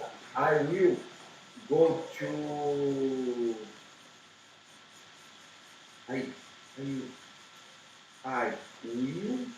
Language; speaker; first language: English; non-native, learner; Portuguese